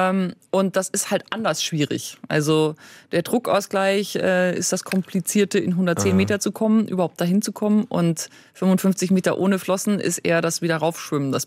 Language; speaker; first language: German; native; German